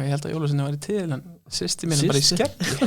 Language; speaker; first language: Icelandic; native; Icelandic